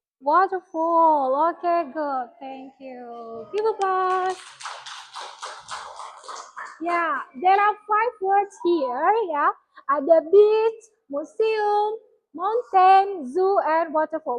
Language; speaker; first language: English; non-native, fluent; Indonesian